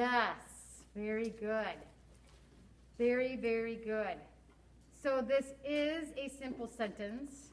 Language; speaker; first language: English; native; English